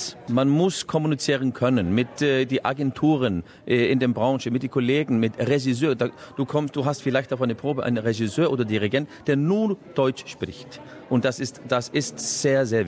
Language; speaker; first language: German; non-native, fluent; Icelandic